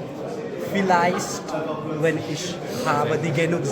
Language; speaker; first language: German; non-native, learner; Marathi